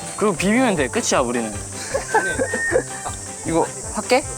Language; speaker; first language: Korean; native; Korean